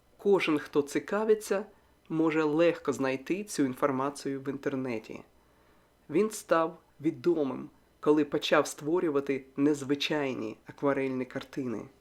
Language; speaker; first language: Ukrainian; non-native, local second language; Russian